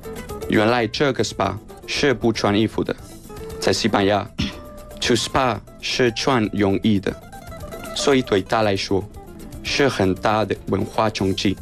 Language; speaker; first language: Chinese; non-native, fluent; Spanish